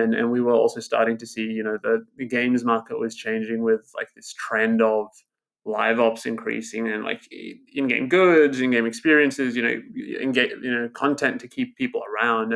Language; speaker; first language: English; native; English